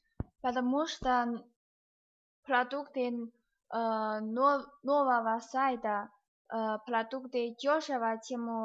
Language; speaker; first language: Russian; non-native, learner; Chinese